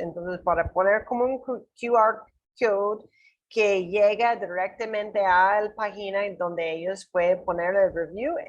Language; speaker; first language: Spanish; non-native, learner; English